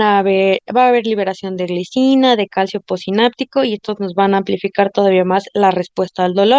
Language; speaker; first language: Spanish; native; Spanish